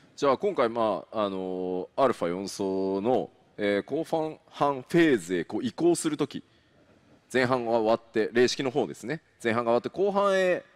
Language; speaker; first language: Japanese; native; Japanese